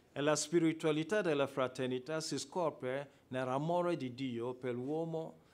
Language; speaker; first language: Italian; non-native, fluent; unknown